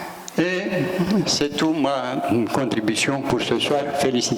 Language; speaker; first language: French; non-native, learner; Romanian